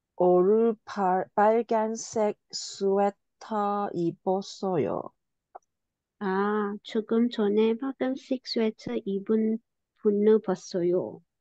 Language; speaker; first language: Korean; non-native, learner; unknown